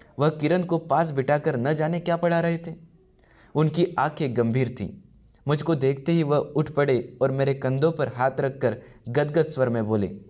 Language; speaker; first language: Hindi; non-native, local second language; Marathi